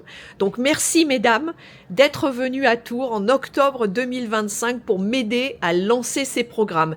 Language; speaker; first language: French; native; French